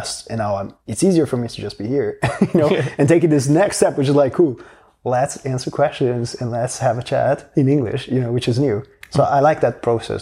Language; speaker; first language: English; non-native, fluent; Portuguese